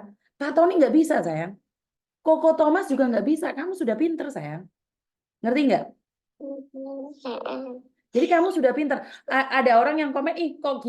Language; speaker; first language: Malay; non-native, local second language; Javanese